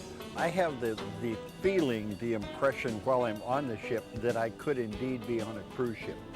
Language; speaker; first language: English; native; English